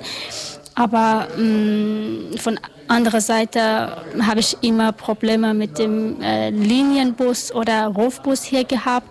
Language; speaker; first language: German; non-native, learner; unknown